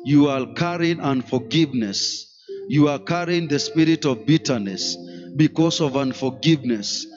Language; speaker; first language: English; non-native, local second language; Swahili